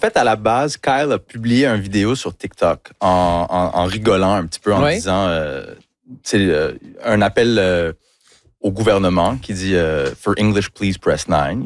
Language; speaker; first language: French; early bilingual, other home language; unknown